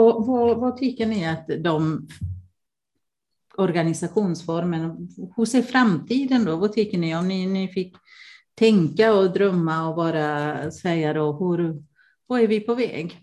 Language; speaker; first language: Swedish; non-native, fluent; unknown